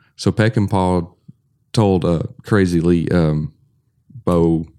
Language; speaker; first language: English; native; English